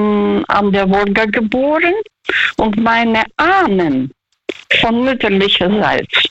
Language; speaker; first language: German; non-native, fluent; Russian